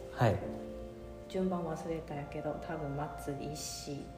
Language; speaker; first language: Japanese; non-native, fluent; Chinese